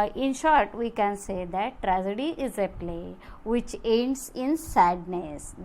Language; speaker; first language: English; non-native, local second language; Marathi